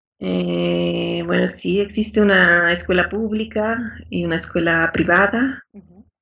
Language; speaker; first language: Spanish; native; Spanish